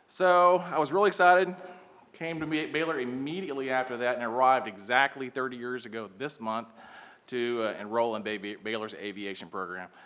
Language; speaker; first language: English; native; English